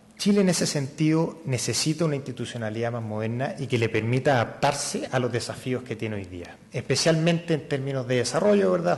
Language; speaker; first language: Spanish; native; Spanish